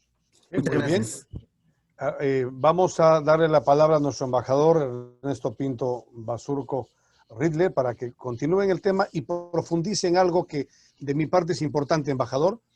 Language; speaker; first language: Spanish; native; Spanish